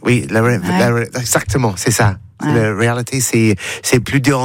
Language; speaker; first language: French; non-native, learner; English